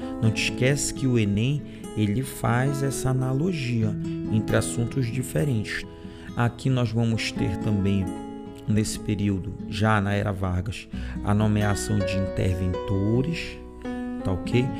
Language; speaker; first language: Portuguese; native; Portuguese